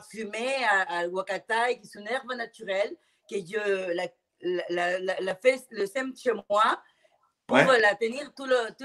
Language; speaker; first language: French; non-native, fluent; Spanish